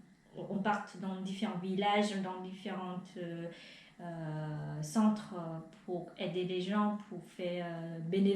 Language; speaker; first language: French; non-native, fluent; Vietnamese